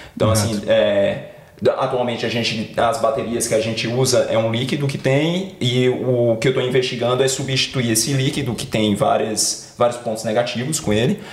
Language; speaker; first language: Portuguese; native; Portuguese